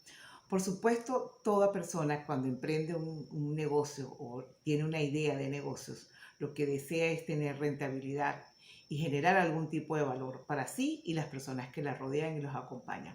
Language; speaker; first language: Spanish; native; Spanish